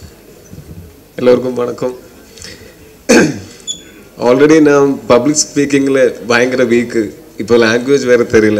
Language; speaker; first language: Tamil; non-native, learner; Malayalam